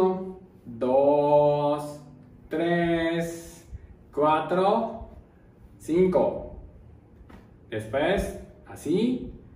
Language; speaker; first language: Spanish; non-native, learner; Japanese